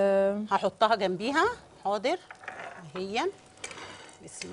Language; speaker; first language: Arabic; native; Arabic